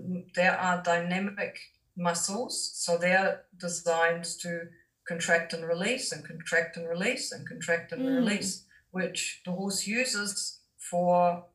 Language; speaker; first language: English; non-native, fluent; German